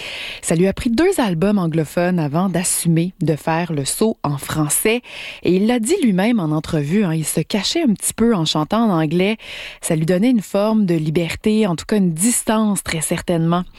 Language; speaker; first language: French; native; French